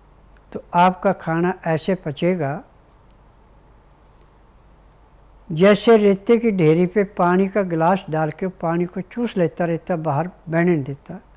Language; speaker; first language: Hindi; native; Hindi